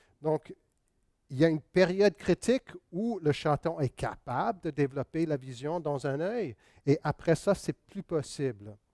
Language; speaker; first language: French; non-native, local second language; English